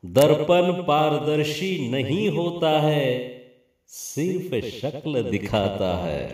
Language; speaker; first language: Hindi; non-native, local second language; Marathi